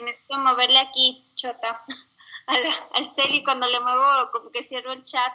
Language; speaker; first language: Spanish; native; Spanish